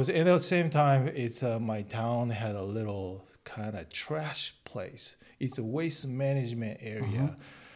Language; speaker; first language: English; non-native, learner; Japanese